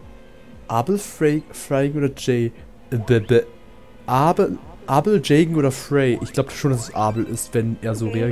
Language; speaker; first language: German; native; German